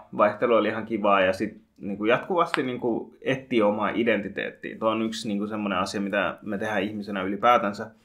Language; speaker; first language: Finnish; early bilingual, other home language; Bangla